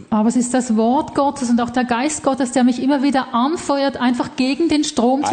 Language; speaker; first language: German; native; German